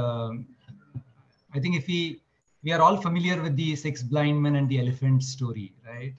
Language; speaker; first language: English; non-native, local second language; Marathi